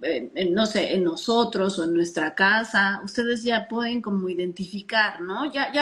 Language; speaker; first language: Spanish; native; Spanish